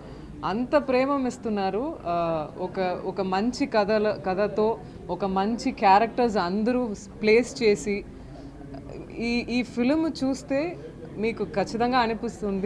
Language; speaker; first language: Telugu; non-native, fluent; Tamil